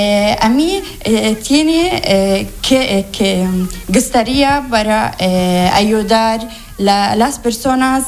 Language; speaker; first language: Spanish; non-native, learner; Arabic